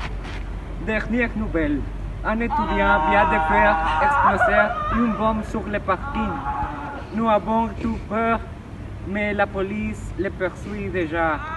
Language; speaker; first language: French; non-native, learner; Spanish